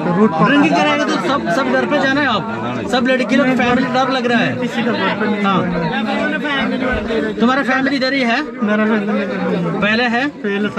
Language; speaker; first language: Hindi; non-native, local second language; Malayalam